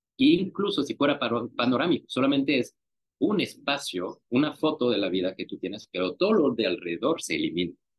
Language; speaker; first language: Spanish; non-native, fluent; French